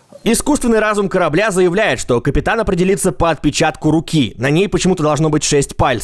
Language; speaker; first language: Russian; native; Russian